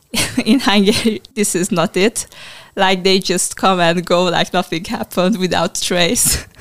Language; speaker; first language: English; non-native, fluent; Hungarian